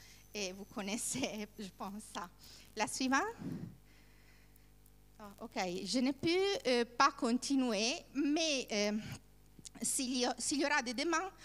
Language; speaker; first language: French; non-native, learner; Italian